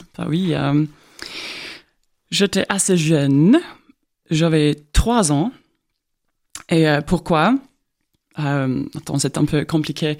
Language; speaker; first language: French; non-native, fluent; Estonian